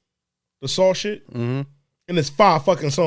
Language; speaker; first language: English; native; English